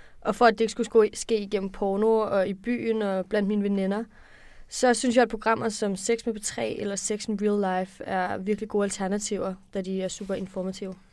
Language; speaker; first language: Danish; native; Danish